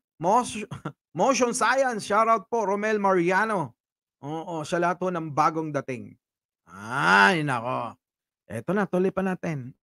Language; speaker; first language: Filipino; native; Filipino